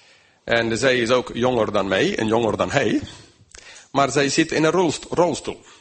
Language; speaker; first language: Dutch; non-native, fluent; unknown